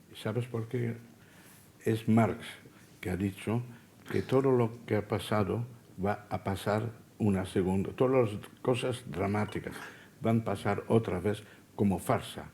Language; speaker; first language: Spanish; non-native, fluent; Dutch